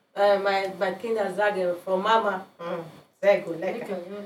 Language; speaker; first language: German; non-native, learner; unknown